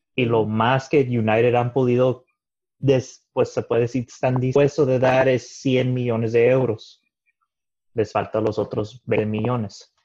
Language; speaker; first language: Spanish; early bilingual, heritage; Spanish